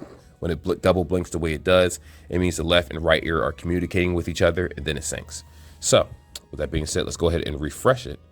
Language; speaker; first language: English; native; English